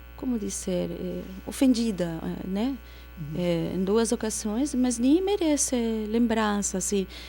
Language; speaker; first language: Portuguese; non-native, fluent; Spanish